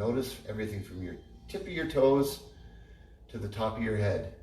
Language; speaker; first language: English; native; English